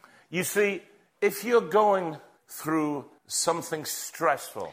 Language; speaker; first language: English; native; English